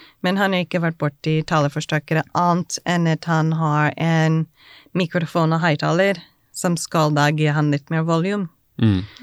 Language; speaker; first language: Norwegian; non-native, fluent; English